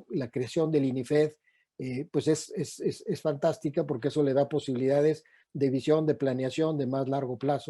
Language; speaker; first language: Spanish; native; Spanish